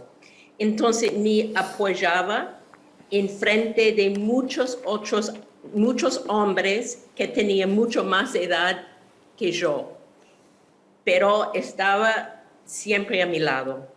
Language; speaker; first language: Spanish; non-native, fluent; English